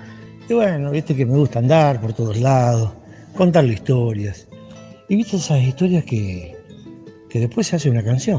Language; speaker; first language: Spanish; native; Spanish